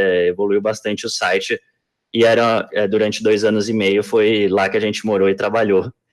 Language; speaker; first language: Portuguese; native; Portuguese